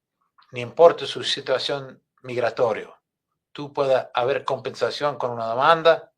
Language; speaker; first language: Spanish; non-native, fluent; English